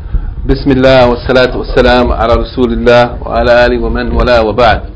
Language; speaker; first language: Arabic; non-native, fluent; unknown